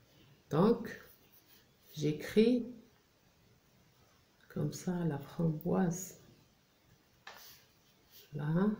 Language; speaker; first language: French; non-native, local second language; Arabic